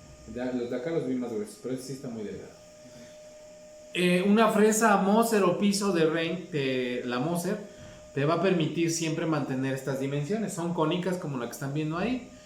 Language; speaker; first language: Spanish; native; Spanish